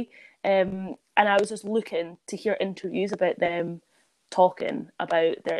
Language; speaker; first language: English; native; English